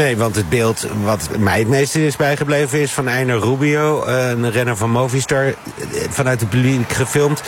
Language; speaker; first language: Dutch; native; Dutch